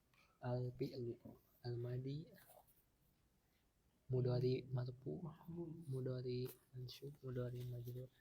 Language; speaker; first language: Arabic; non-native, learner; Indonesian